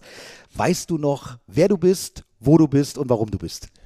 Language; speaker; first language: German; native; German